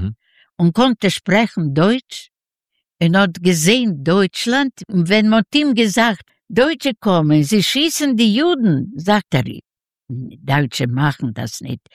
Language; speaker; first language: German; non-native, learner; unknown